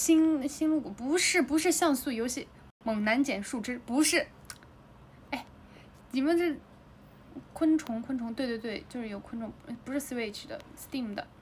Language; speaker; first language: Chinese; native; Chinese